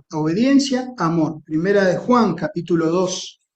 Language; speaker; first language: Spanish; native; Spanish